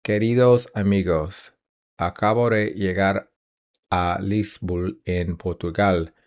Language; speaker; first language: Spanish; non-native, learner; English